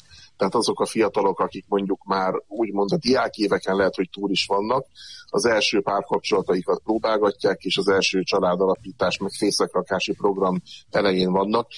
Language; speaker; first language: Hungarian; native; Hungarian